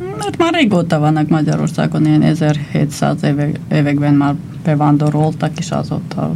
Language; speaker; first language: Hungarian; non-native, fluent; Armenian